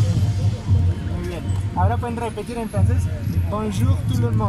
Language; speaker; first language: Spanish; non-native, fluent; French